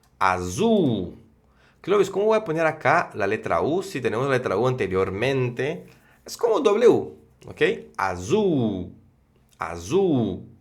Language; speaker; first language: Spanish; non-native, fluent; Portuguese